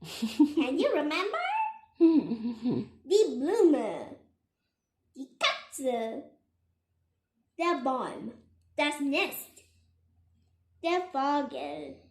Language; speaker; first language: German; non-native, learner; Vietnamese